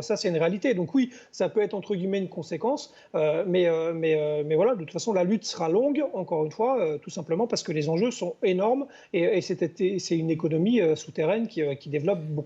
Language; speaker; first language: French; native; French